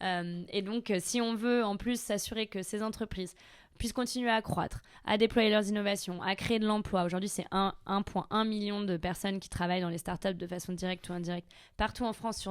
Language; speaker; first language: French; native; French